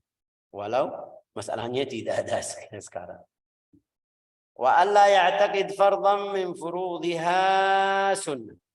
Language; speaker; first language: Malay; non-native, fluent; Arabic